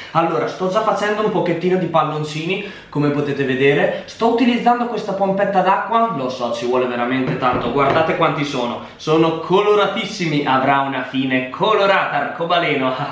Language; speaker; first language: Italian; native; Italian